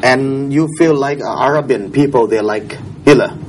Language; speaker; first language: English; non-native, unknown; Thai